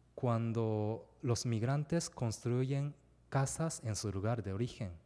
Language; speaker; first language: Spanish; non-native, fluent; Japanese